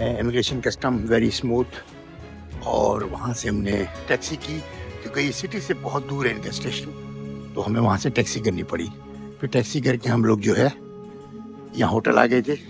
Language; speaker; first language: Urdu; native; Urdu